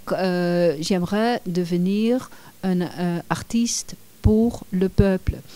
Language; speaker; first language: French; non-native, fluent; Dutch